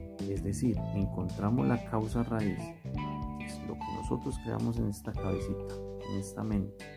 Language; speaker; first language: Spanish; native; Spanish